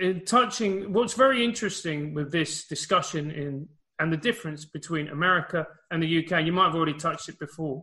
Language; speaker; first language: English; native; English